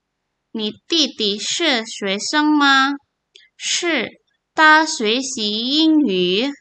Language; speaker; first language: Chinese; non-native, fluent; Indonesian